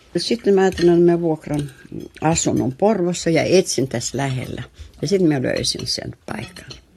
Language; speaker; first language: Finnish; non-native, local second language; Russian